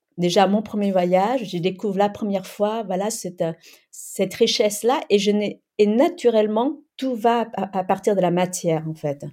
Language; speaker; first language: French; early bilingual, other home language; Khmer